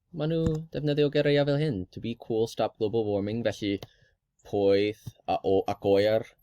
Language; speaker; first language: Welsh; non-native, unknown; English